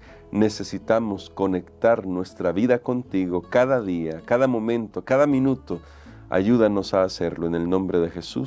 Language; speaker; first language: Spanish; native; Spanish